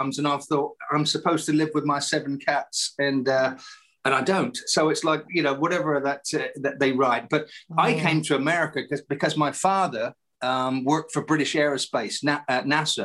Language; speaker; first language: English; native; English